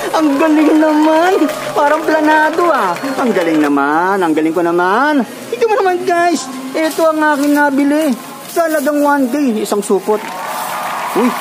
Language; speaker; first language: Filipino; native; Filipino